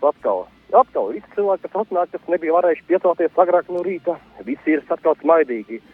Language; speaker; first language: Latvian; native; Latvian